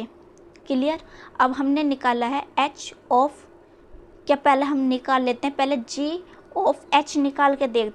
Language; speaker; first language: Hindi; native; Hindi